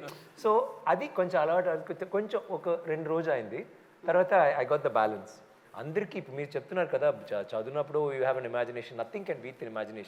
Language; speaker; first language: Telugu; non-native, local second language; Tamil